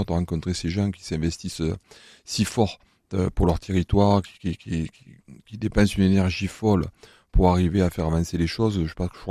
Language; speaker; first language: French; native; French